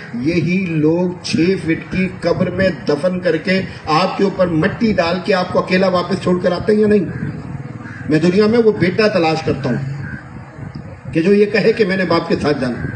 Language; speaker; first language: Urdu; non-native, local second language; Punjabi